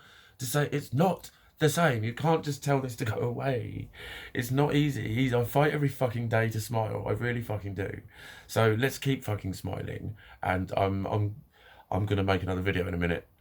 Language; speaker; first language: English; native; English